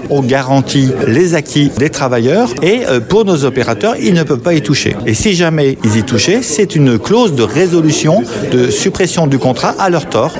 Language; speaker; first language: French; native; French